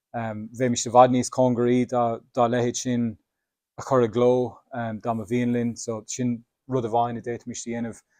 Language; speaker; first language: Irish; native; Irish